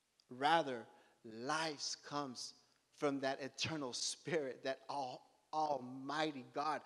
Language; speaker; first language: English; early bilingual, other home language; Spanish